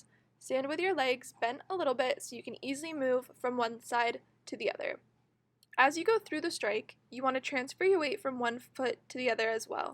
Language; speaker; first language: English; native; English